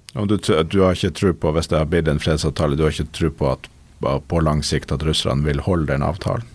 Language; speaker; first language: Norwegian; native; Norwegian